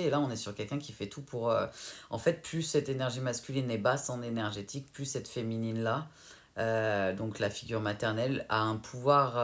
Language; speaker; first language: French; native; French